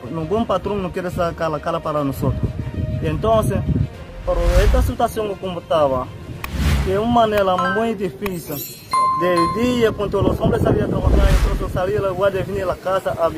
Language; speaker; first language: Spanish; non-native, learner; Haitian Creole